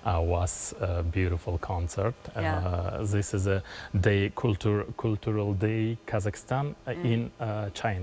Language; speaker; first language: English; non-native, learner; Kazakh